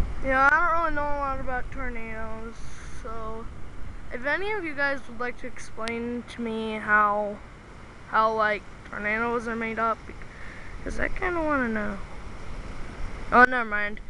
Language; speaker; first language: English; native; English